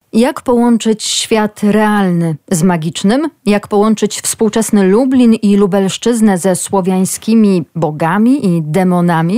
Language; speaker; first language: Polish; native; Polish